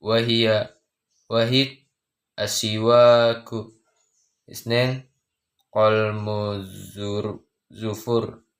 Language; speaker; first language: Arabic; non-native, learner; Indonesian